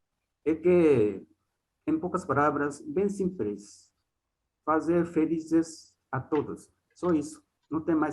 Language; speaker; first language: Portuguese; non-native, fluent; Japanese